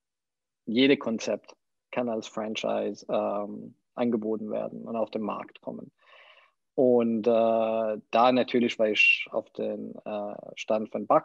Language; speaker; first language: German; non-native, fluent; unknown